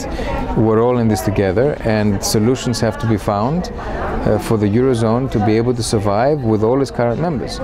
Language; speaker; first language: English; non-native, fluent; Greek